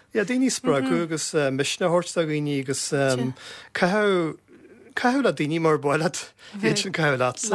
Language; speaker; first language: Irish; native; Irish